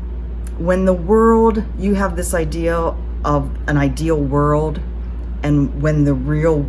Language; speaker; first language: English; native; English